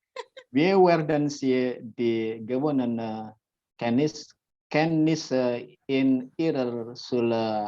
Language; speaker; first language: German; non-native, fluent; Indonesian